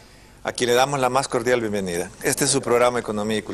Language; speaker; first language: Spanish; native; Spanish